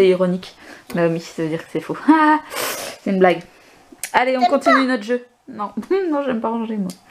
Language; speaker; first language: French; native; French